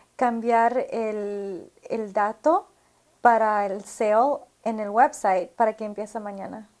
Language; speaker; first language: Spanish; early bilingual, other home language; English